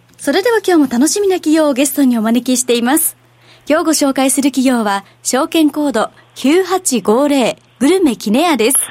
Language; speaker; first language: Japanese; native; Japanese